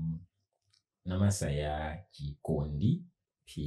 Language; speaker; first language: Indonesian; non-native, learner; Nyanja